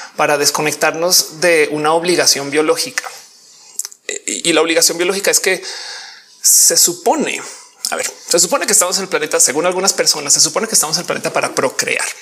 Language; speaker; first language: Spanish; native; Spanish